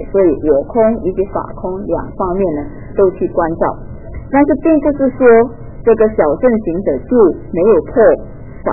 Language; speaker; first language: Chinese; native; Chinese